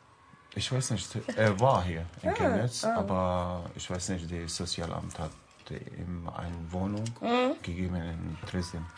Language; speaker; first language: German; non-native, learner; Arabic